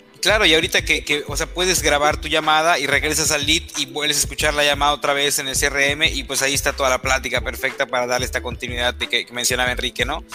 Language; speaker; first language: Spanish; native; Spanish